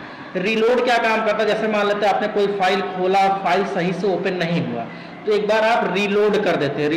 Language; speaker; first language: Hindi; native; Hindi